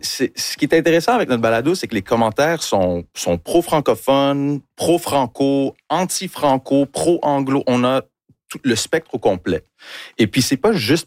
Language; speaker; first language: French; early bilingual, other home language; English